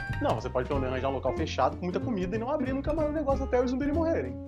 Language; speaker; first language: Portuguese; native; Portuguese